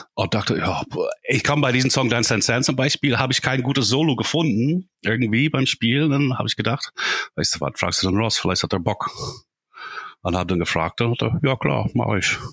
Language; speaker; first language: German; non-native, fluent; English